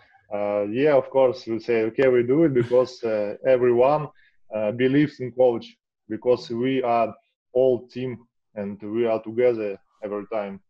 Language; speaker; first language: English; non-native, learner; Russian